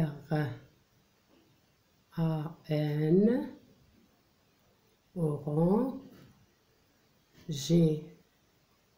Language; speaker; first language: French; non-native, local second language; Arabic